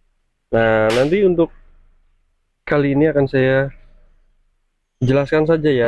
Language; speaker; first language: Indonesian; native; Indonesian